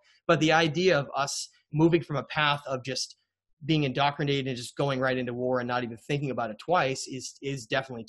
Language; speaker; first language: English; native; English